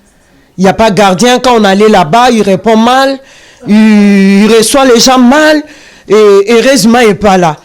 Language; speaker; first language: French; non-native, learner; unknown